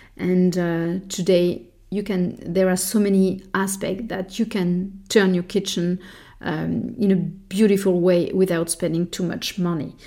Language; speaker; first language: English; non-native, fluent; French